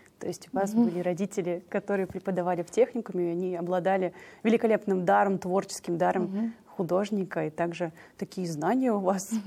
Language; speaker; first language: Russian; native; Russian